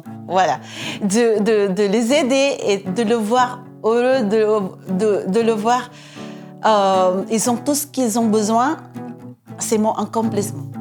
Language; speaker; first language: French; non-native, fluent; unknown